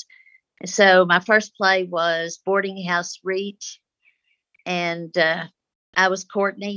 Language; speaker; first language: English; early bilingual, other home language; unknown